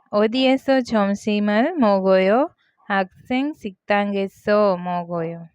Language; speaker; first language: Korean; non-native, learner; Hindi